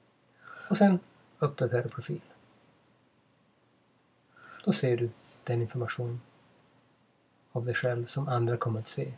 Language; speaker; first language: Swedish; non-native, fluent; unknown